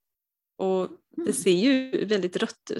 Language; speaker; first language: Swedish; native; Swedish